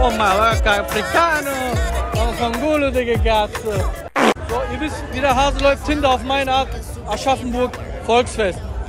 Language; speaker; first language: German; native; German